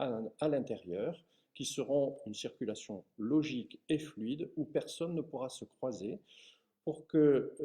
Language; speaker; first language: French; native; French